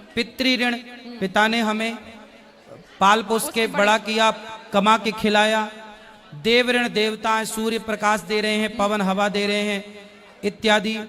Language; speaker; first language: Hindi; native; Hindi